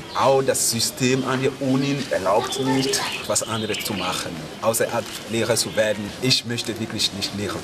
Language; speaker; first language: German; non-native, fluent; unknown